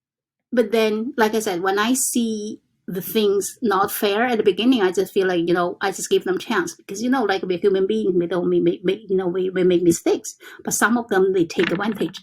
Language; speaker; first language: English; non-native, fluent; Chinese